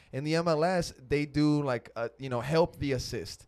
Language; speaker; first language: English; early bilingual, other home language; Spanish